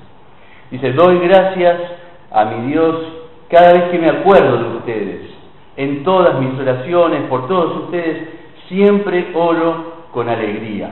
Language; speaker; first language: Spanish; native; Spanish